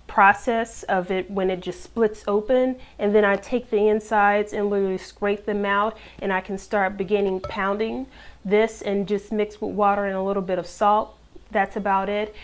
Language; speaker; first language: English; native; English